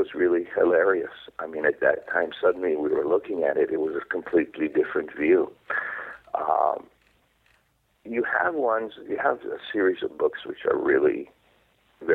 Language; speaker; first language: English; non-native, fluent; Hebrew